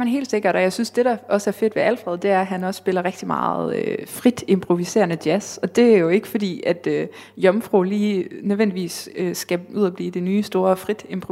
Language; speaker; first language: Danish; native; Danish